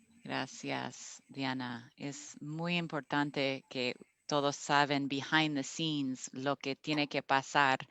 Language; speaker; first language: Spanish; non-native, fluent; English